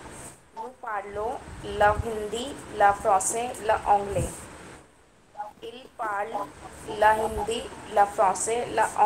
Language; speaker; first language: French; non-native, learner; Hindi